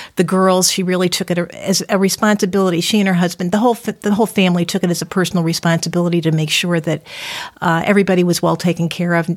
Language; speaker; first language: English; native; English